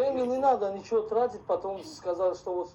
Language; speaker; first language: Russian; non-native, fluent; Armenian